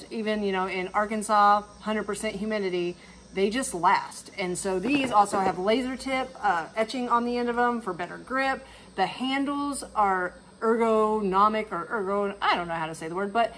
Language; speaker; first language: English; native; English